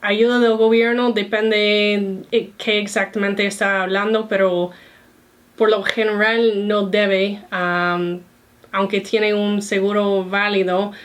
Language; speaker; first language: Spanish; non-native, fluent; English